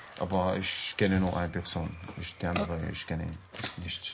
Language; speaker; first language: German; non-native, learner; Arabic